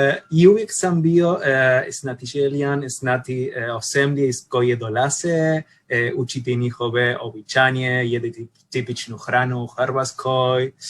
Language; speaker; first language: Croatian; non-native, learner; Spanish